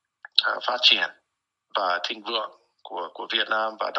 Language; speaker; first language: Vietnamese; non-native, fluent; English